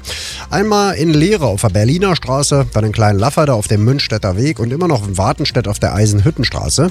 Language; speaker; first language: German; native; German